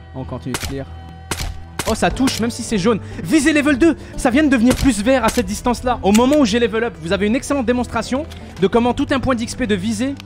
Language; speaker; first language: French; non-native, local second language; Arabic